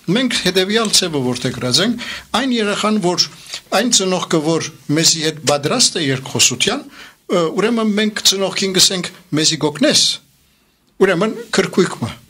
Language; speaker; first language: Armenian; early bilingual, heritage; Armenian